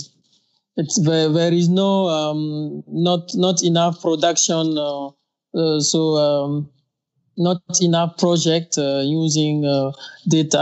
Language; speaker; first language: English; non-native, fluent; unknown